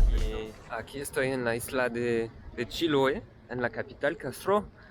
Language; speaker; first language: Spanish; non-native, learner; French